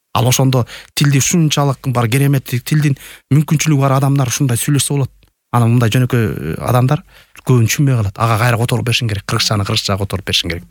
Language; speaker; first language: Kyrgyz; native; Kyrgyz